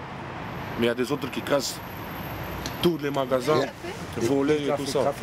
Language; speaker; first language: French; non-native, fluent; Romanian